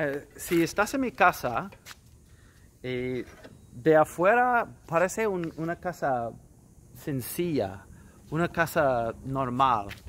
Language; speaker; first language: Spanish; non-native, fluent; English